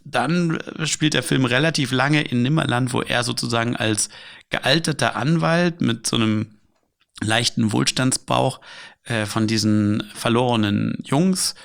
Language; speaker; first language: German; native; German